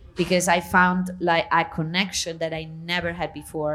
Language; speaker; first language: English; non-native, fluent; Italian